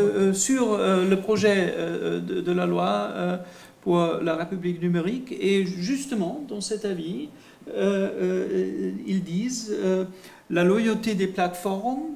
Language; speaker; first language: French; non-native, fluent; German